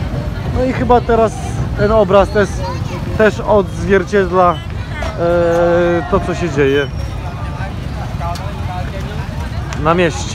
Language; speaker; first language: Polish; native; Polish